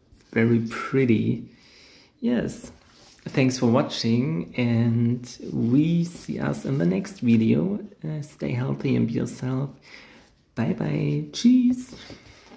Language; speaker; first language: English; non-native, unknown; German